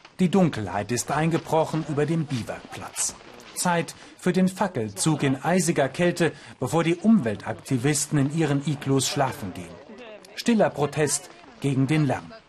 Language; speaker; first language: German; native; German